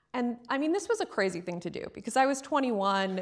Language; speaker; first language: English; native; English